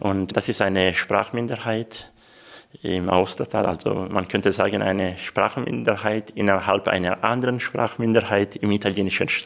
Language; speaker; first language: German; non-native, local second language; Swiss German